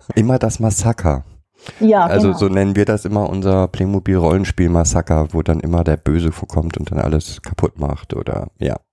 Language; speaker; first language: German; native; German